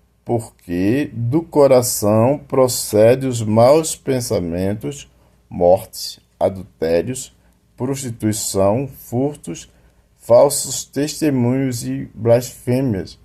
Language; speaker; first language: Portuguese; native; Portuguese